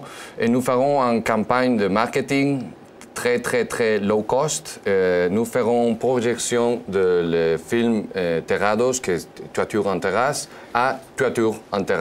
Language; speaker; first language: French; non-native, learner; Spanish